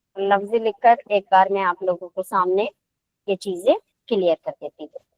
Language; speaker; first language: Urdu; native; Urdu